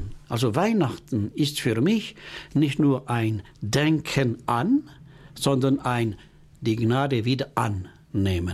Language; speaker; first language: German; non-native, local second language; French